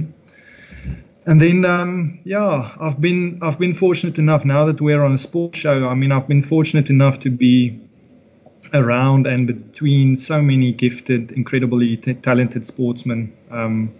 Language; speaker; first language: English; non-native, local second language; Afrikaans